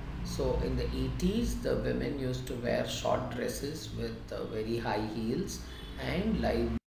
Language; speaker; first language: English; non-native, local second language; Tamil